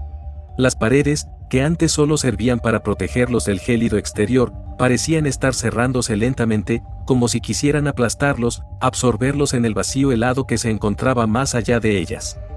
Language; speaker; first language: Spanish; native; Spanish